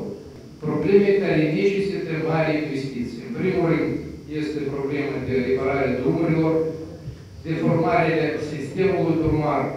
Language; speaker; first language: Romanian; non-native, local second language; Russian